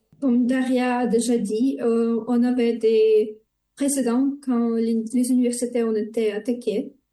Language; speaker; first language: French; non-native, fluent; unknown